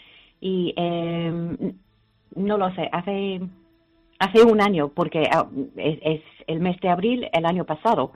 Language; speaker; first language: Spanish; non-native, learner; English